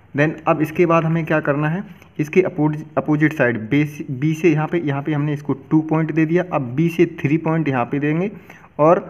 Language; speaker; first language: Hindi; native; Hindi